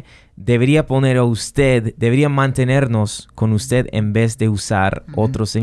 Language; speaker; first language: Spanish; non-native, fluent; English